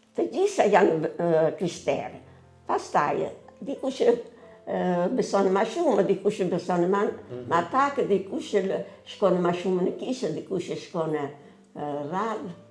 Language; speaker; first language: Albanian; non-native, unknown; Italian